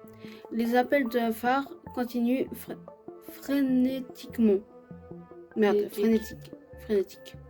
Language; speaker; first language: French; native; French